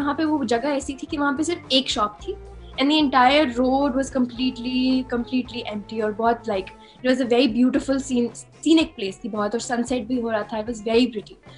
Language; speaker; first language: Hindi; native; Hindi